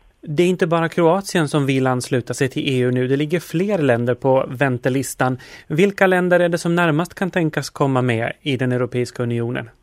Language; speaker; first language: Swedish; native; Swedish